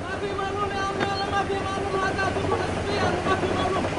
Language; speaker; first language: Arabic; non-native, learner; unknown